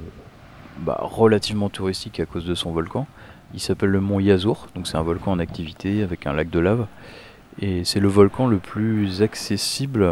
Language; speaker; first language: French; native; French